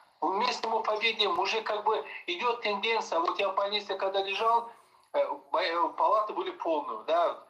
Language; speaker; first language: Russian; non-native, local second language; Azerbaijani